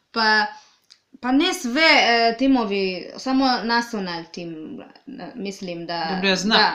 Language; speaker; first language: Serbian; non-native, fluent; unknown